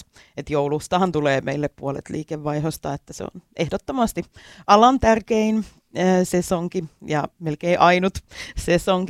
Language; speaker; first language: Finnish; native; Finnish